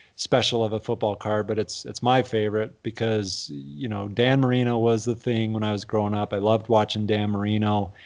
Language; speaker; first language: English; native; English